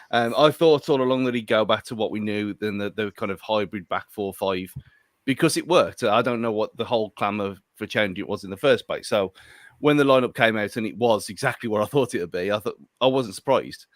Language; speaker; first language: English; native; English